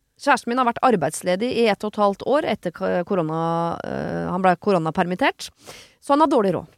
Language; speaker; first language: Norwegian; native; Norwegian